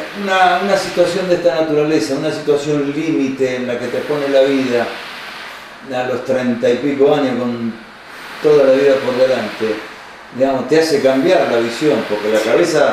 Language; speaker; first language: Spanish; native; Spanish